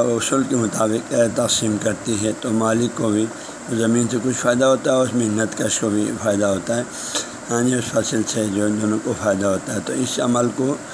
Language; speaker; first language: Urdu; non-native, local second language; Balti